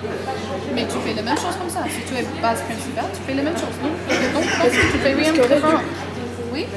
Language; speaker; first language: French; non-native, learner; English